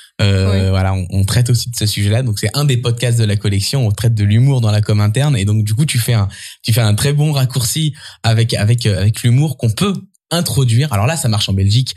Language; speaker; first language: French; native; French